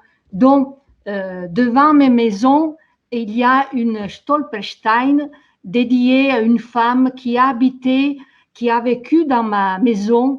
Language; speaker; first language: French; non-native, fluent; Italian